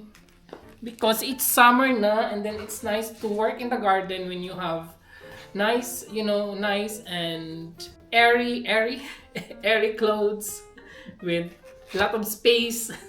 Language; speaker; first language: English; non-native, local second language; Filipino